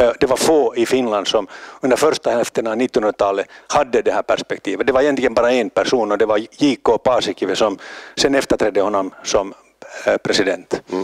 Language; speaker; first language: Swedish; native; Swedish